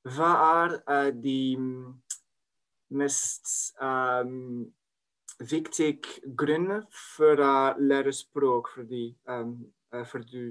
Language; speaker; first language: Norwegian; non-native, learner; French